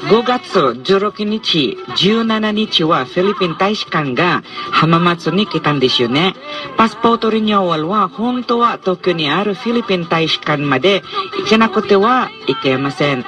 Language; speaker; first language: Japanese; non-native, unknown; Cebuano